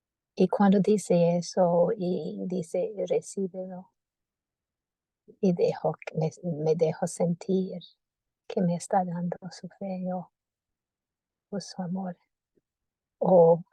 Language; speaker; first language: Spanish; non-native, fluent; English